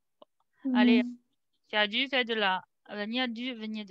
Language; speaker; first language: French; non-native, fluent; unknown